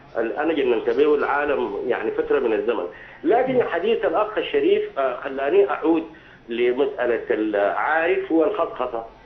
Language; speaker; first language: Arabic; native; Arabic